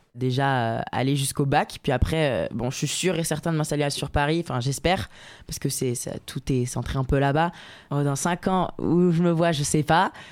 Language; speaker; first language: French; native; French